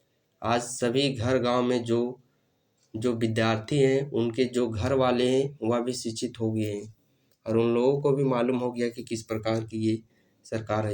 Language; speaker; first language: Hindi; native; Hindi